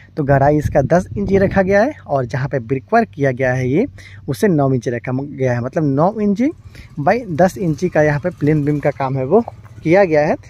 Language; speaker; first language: Hindi; native; Hindi